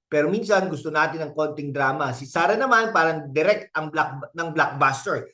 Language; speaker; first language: Filipino; native; Filipino